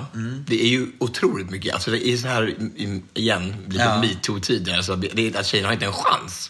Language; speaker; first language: Swedish; native; Swedish